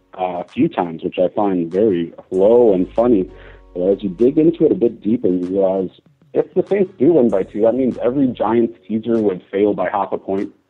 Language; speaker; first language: English; native; English